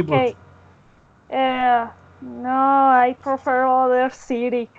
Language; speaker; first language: English; non-native, learner; Spanish